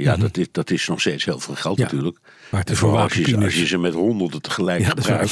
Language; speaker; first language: Dutch; native; Dutch